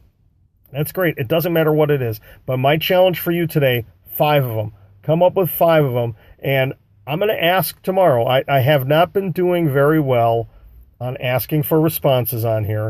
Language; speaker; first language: English; native; English